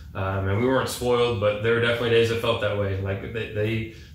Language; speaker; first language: English; native; English